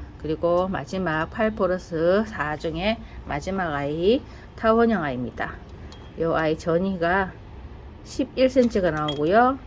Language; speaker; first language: Korean; native; Korean